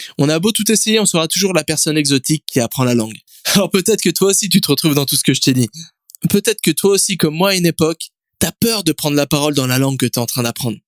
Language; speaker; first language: French; native; French